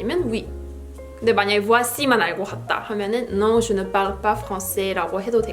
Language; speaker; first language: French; non-native, fluent; Korean